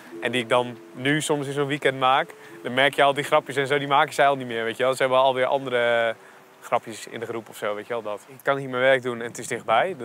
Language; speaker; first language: Dutch; native; Dutch